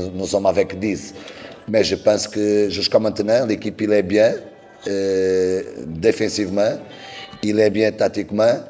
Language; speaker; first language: French; non-native, learner; Portuguese